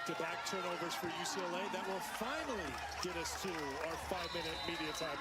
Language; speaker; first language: English; native; English